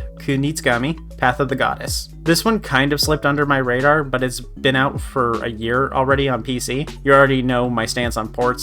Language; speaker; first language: English; native; English